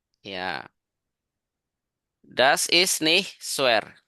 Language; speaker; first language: German; non-native, fluent; Indonesian